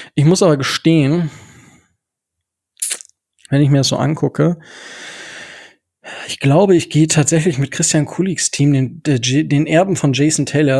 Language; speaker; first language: German; native; German